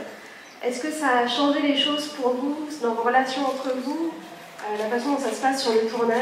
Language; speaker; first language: French; native; French